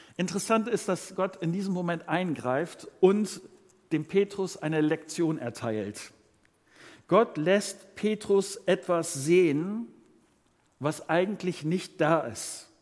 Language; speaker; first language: German; native; German